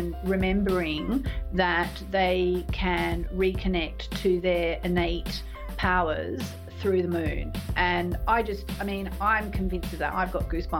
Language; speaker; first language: English; native; English